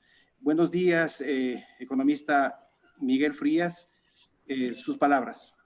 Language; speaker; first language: Spanish; native; Spanish